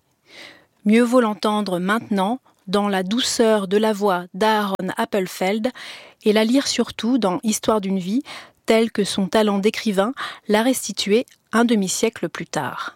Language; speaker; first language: French; native; French